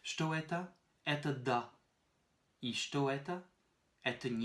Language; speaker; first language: Russian; non-native, fluent; French